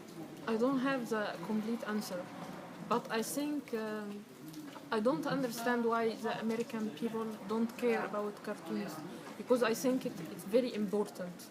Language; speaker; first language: English; non-native, learner; Arabic